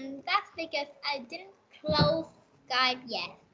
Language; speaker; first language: English; non-native, learner; Vietnamese